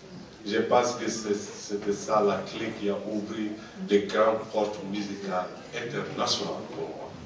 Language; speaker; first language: French; non-native, local second language; Bambara